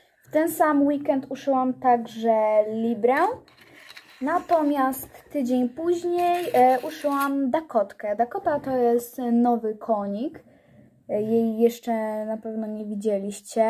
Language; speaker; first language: Polish; native; Polish